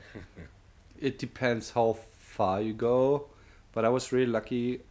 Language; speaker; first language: English; non-native, fluent; German